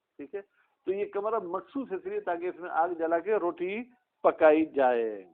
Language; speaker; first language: Urdu; non-native, local second language; Sindhi